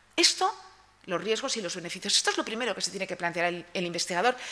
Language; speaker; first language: Spanish; native; Spanish